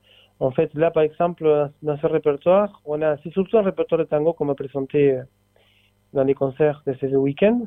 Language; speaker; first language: French; non-native, fluent; Spanish